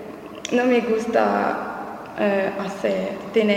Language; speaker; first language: Spanish; non-native, learner; French